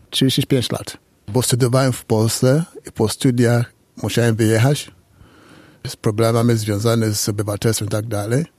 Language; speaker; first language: Polish; non-native, fluent; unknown